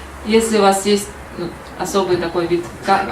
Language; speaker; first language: Russian; native; Russian